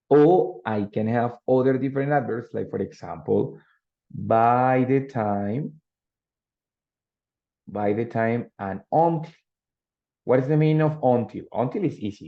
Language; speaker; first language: English; non-native, fluent; Spanish